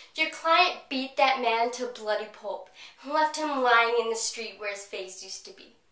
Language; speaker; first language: English; native; English